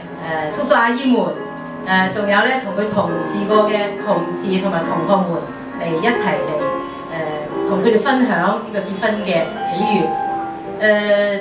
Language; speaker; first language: Cantonese; native; Cantonese